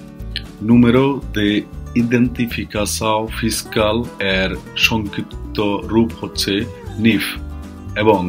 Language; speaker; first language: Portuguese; non-native, fluent; Bangla